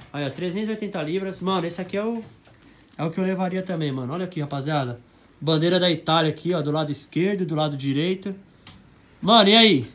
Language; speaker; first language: Portuguese; native; Portuguese